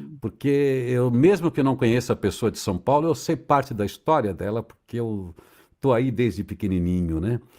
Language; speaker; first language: Portuguese; native; Portuguese